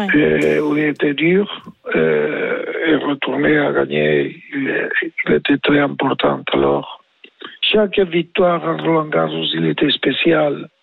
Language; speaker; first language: French; non-native, learner; Spanish